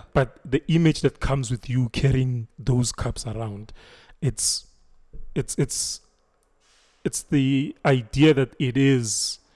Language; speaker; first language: English; non-native, local second language; Zulu